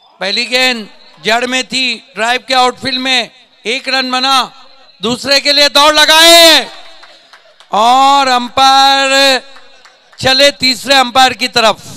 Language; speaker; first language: Hindi; non-native, local second language; Marathi